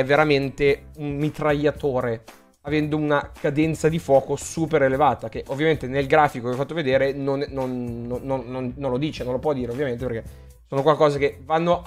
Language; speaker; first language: Italian; native; Italian